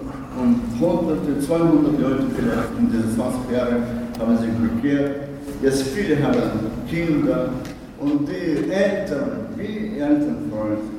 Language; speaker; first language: German; non-native, learner; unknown